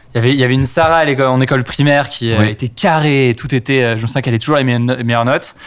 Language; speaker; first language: French; native; French